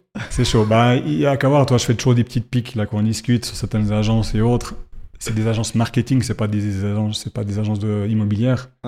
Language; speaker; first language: French; native; French